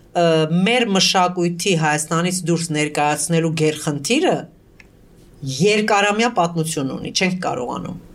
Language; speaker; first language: Armenian; early bilingual, heritage; Armenian